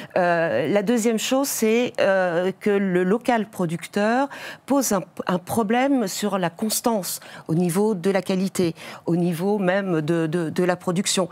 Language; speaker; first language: French; native; French